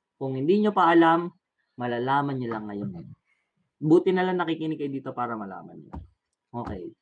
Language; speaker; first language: Filipino; native; Filipino